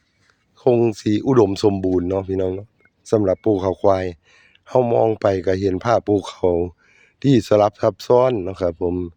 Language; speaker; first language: Thai; non-native, local second language; Northeastern Thai